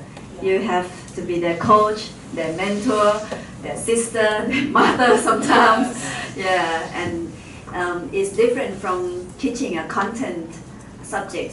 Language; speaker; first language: English; non-native, fluent; Thai